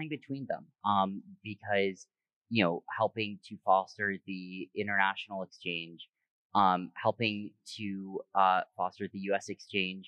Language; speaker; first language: English; native; English